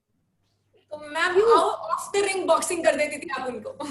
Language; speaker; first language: Hindi; native; Hindi